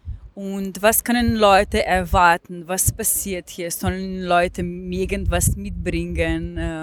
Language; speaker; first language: German; non-native, learner; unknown